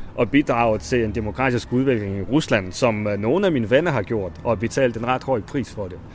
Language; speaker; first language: Danish; non-native, fluent; Russian